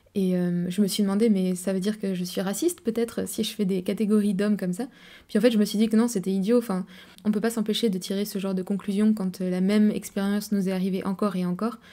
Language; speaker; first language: French; native; French